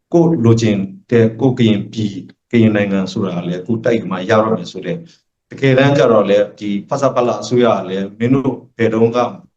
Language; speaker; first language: Burmese; non-native, local second language; S'gaw Karen